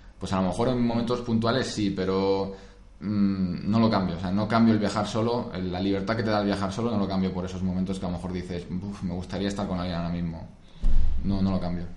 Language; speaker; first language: Spanish; native; Spanish